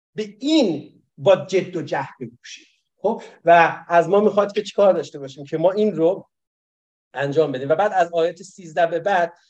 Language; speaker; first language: Persian; native; Persian